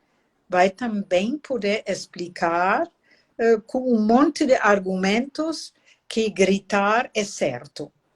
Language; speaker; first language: Portuguese; non-native, fluent; German